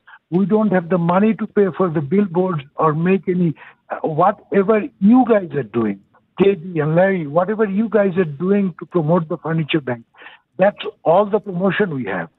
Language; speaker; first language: English; non-native, local second language; Bangla